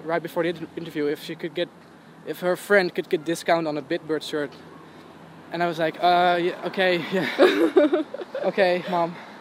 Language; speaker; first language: English; non-native, fluent; Dutch